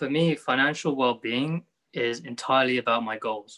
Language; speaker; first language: English; native; English